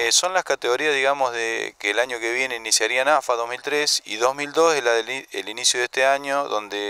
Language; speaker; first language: Spanish; native; Spanish